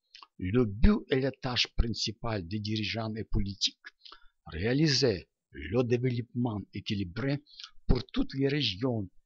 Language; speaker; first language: French; non-native, learner; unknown